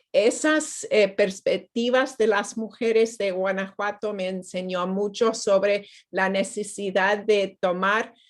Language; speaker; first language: Spanish; non-native, fluent; English